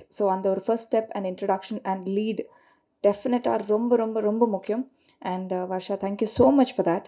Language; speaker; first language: Tamil; non-native, learner; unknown